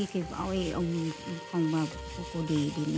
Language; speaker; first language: French; non-native, learner; Vietnamese